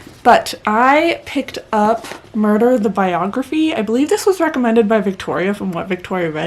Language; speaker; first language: English; native; English